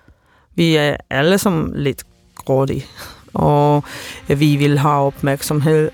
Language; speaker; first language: Danish; non-native, fluent; Estonian